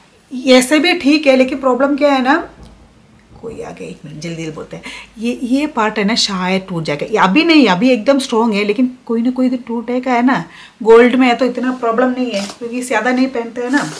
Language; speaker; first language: Hindi; non-native, local second language; Malayalam